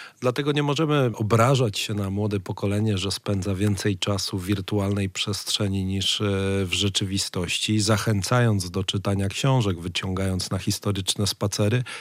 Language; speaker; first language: Polish; native; Polish